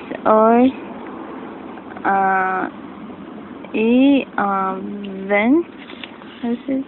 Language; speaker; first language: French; non-native, learner; English